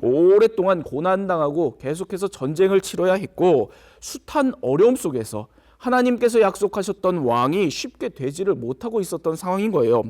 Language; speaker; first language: Korean; native; Korean